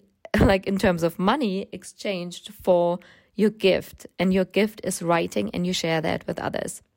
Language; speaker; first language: English; non-native, fluent; German